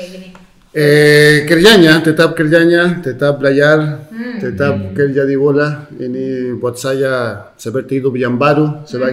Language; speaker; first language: Indonesian; non-native, fluent; Spanish